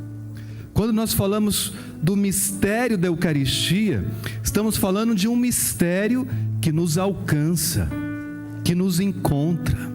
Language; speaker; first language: Portuguese; native; Portuguese